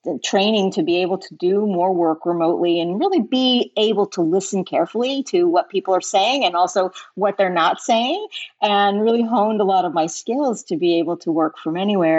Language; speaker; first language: English; native; English